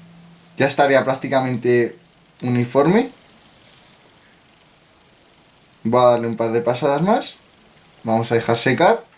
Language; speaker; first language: Spanish; native; Spanish